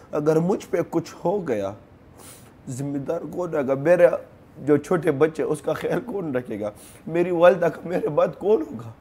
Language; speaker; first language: Urdu; non-native, local second language; Pashto